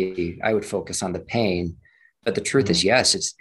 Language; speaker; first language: English; native; English